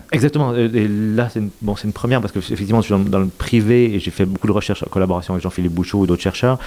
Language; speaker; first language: French; native; French